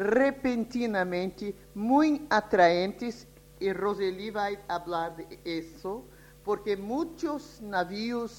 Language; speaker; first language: Spanish; non-native, fluent; Portuguese